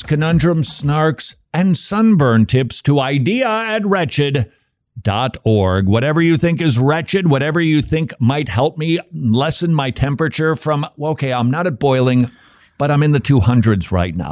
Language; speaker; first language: English; native; English